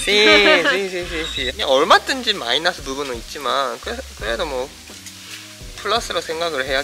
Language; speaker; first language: Korean; non-native, fluent; Japanese